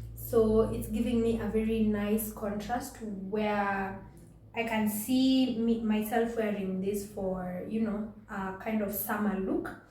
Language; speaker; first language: English; non-native, local second language; Swahili